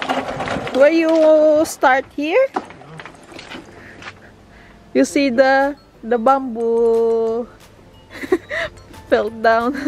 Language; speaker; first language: English; non-native, learner; Filipino